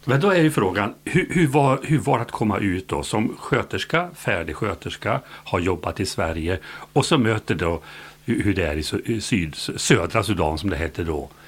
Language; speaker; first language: Swedish; native; Swedish